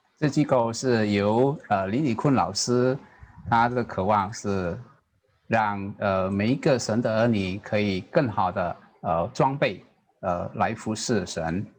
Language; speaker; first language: Chinese; non-native, learner; Indonesian